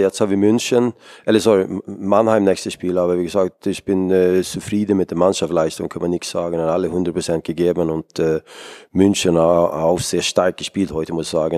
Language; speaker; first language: German; non-native, fluent; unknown